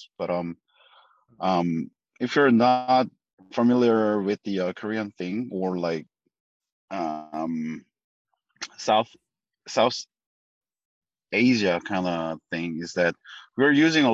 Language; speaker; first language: English; non-native, fluent; Korean